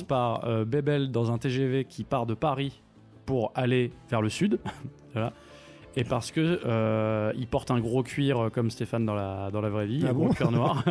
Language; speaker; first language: French; native; French